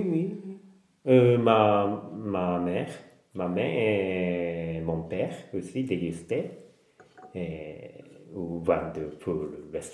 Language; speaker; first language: French; non-native, learner; Japanese